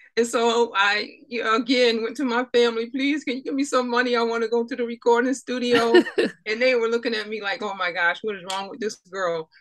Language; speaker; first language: English; native; English